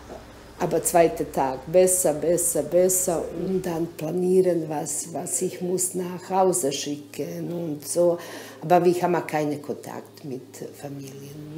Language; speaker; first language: German; non-native, learner; Bosnian